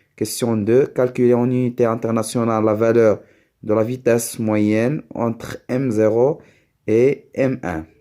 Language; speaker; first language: French; non-native, local second language; Arabic